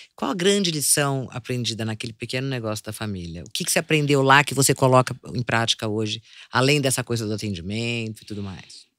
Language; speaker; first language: Portuguese; native; Portuguese